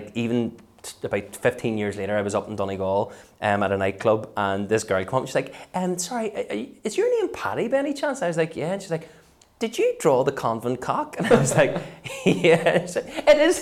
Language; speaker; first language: English; native; English